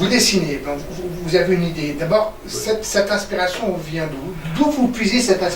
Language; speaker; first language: French; native; French